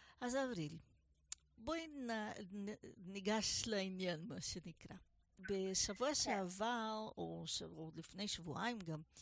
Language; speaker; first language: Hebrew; non-native, fluent; Portuguese